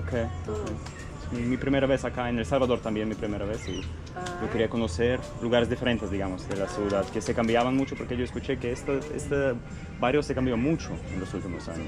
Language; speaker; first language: Spanish; non-native, fluent; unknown